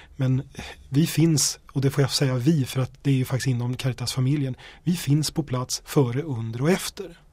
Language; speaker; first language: Swedish; native; Swedish